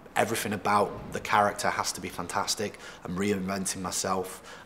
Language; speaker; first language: English; native; English